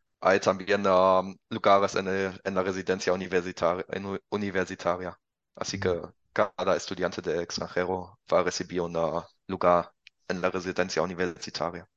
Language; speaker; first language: Spanish; non-native, learner; German